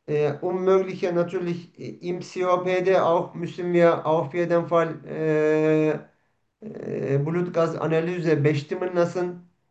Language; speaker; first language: German; non-native, learner; Turkish